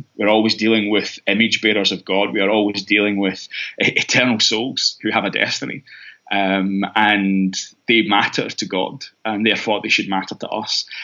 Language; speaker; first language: English; native; English